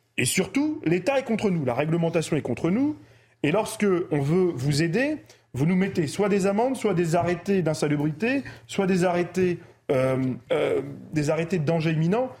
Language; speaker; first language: French; early bilingual, other home language; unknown